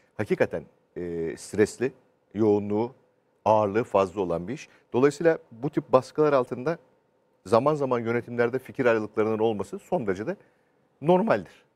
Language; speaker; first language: Turkish; native; Turkish